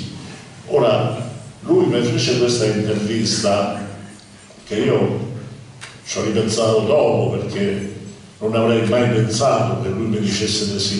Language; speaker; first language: Italian; native; Italian